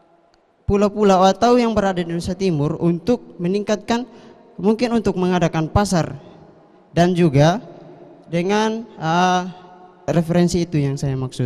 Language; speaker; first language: Indonesian; non-native, local second language; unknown